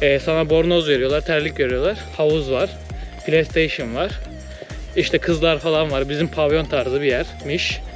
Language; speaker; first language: Turkish; native; Turkish